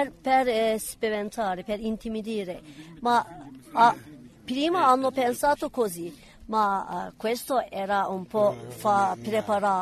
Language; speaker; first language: Italian; non-native, learner; Kurdish